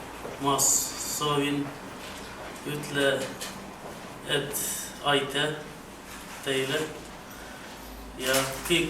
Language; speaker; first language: Estonian; non-native, learner; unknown